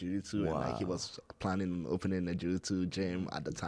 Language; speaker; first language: English; non-native, local second language; Hausa